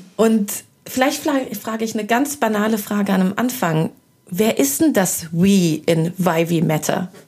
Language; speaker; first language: German; early bilingual, other home language; Persian